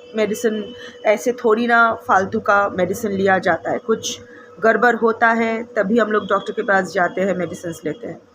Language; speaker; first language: Hindi; non-native, local second language; Bangla